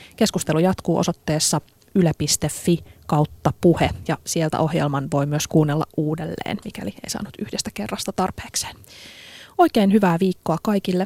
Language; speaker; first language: Finnish; native; Finnish